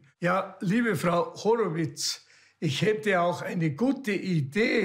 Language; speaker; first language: German; native; German